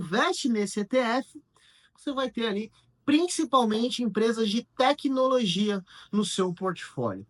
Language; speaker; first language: Portuguese; native; Portuguese